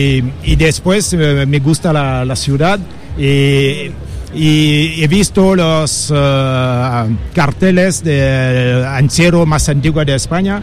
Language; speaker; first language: Spanish; non-native, learner; French